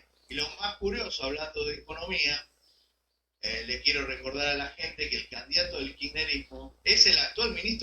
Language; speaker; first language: Spanish; native; Spanish